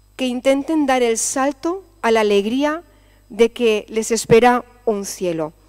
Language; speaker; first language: Spanish; native; Spanish